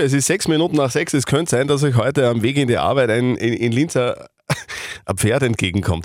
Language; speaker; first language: German; native; German